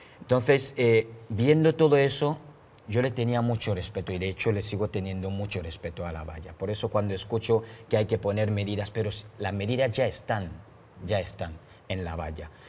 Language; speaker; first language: Spanish; non-native, fluent; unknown